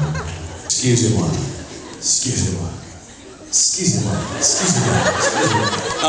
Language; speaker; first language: French; non-native, learner; English